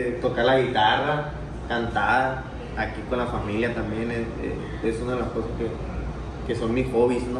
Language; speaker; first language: Spanish; native; Spanish